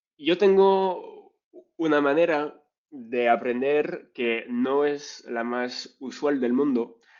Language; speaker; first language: Spanish; non-native, fluent; French